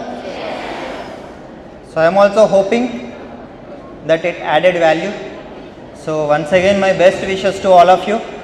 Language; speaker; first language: English; non-native, local second language; Telugu